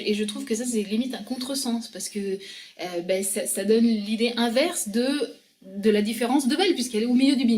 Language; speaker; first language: French; native; French